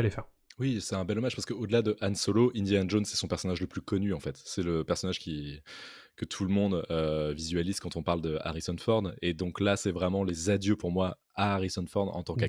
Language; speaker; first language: French; native; French